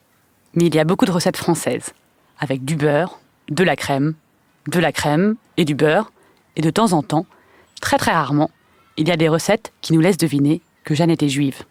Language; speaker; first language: French; native; French